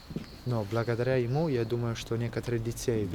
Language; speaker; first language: Russian; non-native, learner; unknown